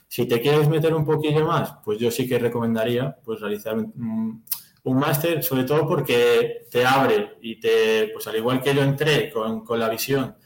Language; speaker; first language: Spanish; native; Spanish